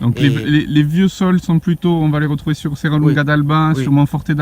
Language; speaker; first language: French; native; French